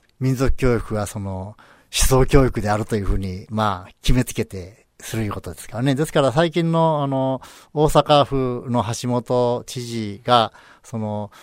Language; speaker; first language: Japanese; native; Japanese